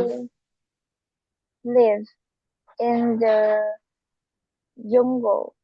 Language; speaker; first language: English; non-native, learner; Vietnamese